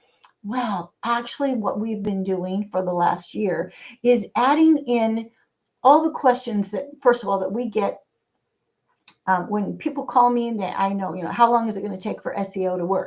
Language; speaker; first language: English; native; English